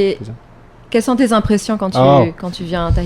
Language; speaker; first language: French; native; French